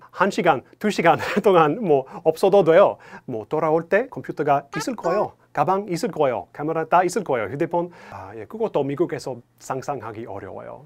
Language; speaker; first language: Korean; non-native, fluent; English